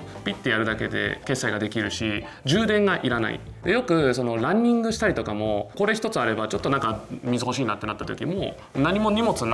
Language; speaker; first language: Japanese; native; Japanese